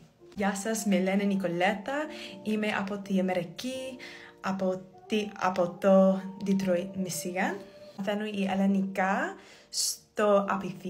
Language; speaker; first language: Greek; non-native, learner; English